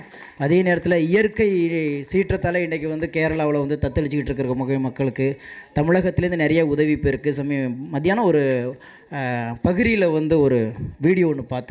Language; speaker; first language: Tamil; native; Tamil